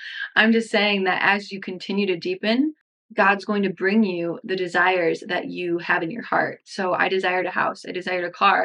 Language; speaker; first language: English; native; English